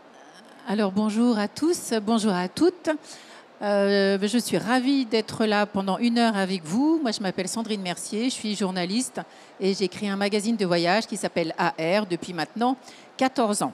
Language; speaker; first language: French; native; French